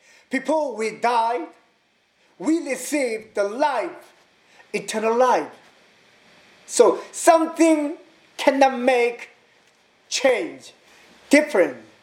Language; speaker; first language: English; non-native, learner; Korean